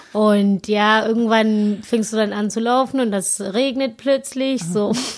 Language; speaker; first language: German; non-native, fluent; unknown